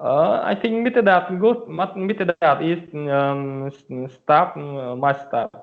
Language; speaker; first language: English; non-native, learner; Vietnamese